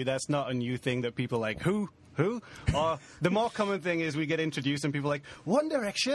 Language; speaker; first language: English; native; English